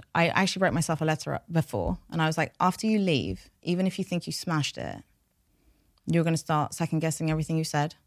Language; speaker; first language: English; non-native, local second language; Persian